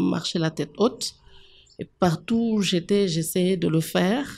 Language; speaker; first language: French; non-native, local second language; Wolof